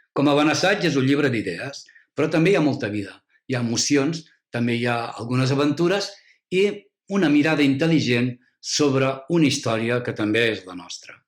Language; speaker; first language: Catalan; native; Catalan